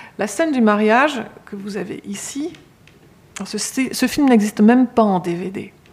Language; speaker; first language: French; native; French